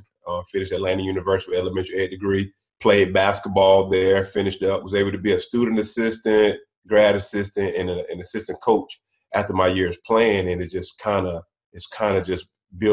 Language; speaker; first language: English; native; English